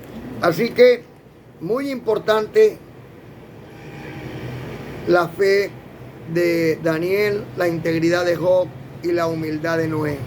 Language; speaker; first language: Spanish; native; Spanish